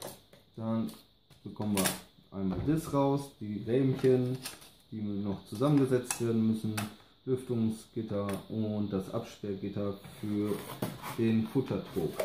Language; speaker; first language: German; native; German